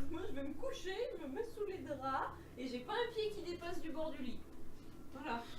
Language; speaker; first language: French; native; French